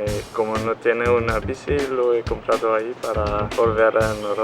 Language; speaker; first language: Spanish; non-native, learner; Luxembourgish